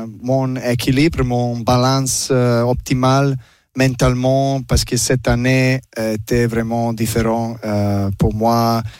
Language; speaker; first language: French; non-native, learner; Serbian